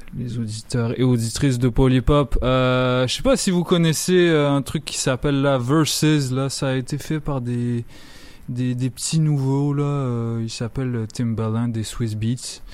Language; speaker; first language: French; native; French